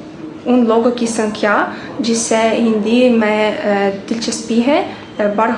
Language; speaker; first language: Hindi; non-native, learner; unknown